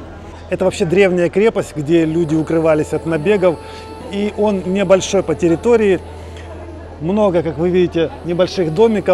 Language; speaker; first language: Russian; native; Russian